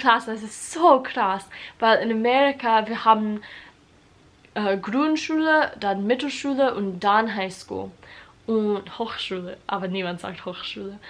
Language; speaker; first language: German; non-native, learner; English